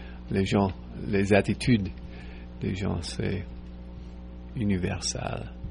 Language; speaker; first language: French; non-native, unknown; English